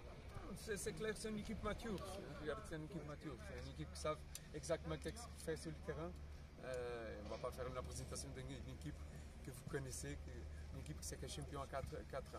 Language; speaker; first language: French; non-native, fluent; Portuguese